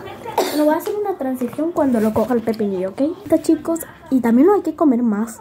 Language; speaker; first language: Spanish; native; Spanish